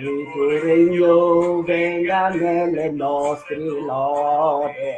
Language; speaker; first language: Italian; non-native, fluent; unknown